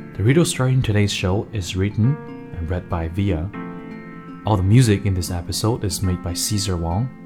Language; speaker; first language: English; non-native, fluent; Chinese